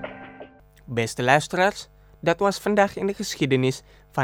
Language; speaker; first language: Dutch; non-native, fluent; Indonesian